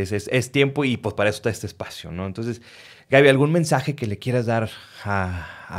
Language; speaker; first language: Spanish; native; Spanish